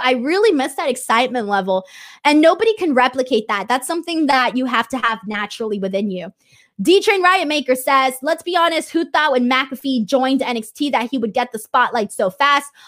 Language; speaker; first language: English; native; English